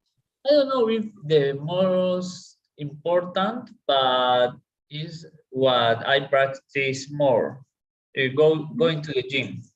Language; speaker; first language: English; non-native, learner; Spanish